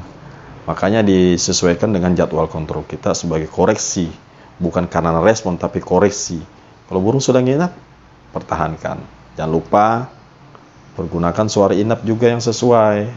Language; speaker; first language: Indonesian; native; Indonesian